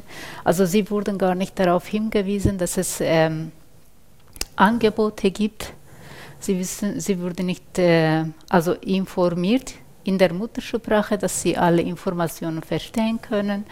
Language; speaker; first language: German; non-native, fluent; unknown